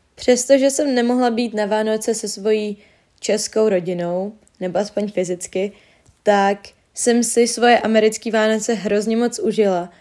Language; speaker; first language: Czech; native; Czech